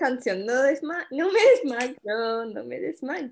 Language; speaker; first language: Spanish; early bilingual, heritage; Spanish